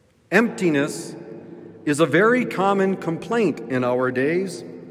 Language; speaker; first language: English; native; English